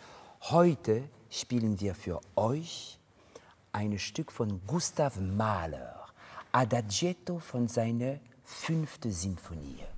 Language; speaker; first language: German; non-native, fluent; French